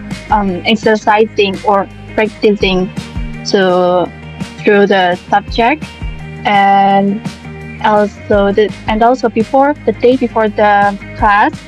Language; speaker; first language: English; non-native, learner; Indonesian